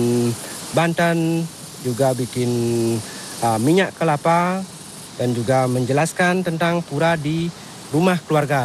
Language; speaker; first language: Indonesian; non-native, local second language; Balinese